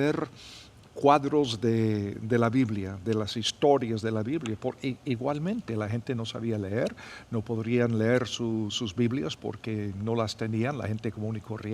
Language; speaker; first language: Spanish; non-native, fluent; English